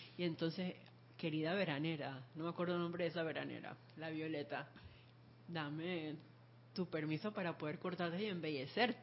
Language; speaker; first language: Spanish; native; Spanish